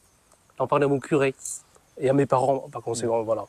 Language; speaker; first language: French; non-native, fluent; Vietnamese